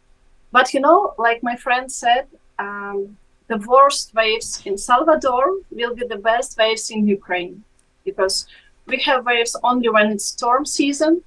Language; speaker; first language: English; non-native, fluent; Ukrainian